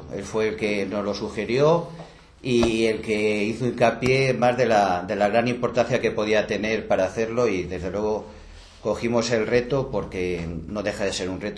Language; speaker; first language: Spanish; native; Spanish